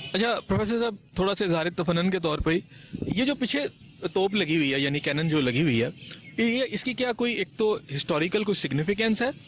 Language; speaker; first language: Urdu; non-native, local second language; Punjabi